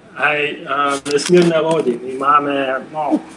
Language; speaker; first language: Slovak; non-native, fluent; Russian